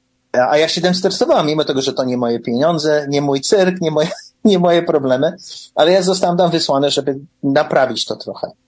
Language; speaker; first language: Polish; early bilingual, heritage; English